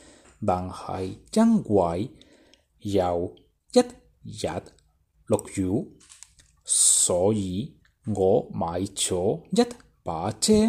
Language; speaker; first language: Cantonese; non-native, learner; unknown